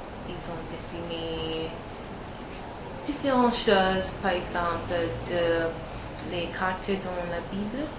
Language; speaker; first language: French; non-native, learner; English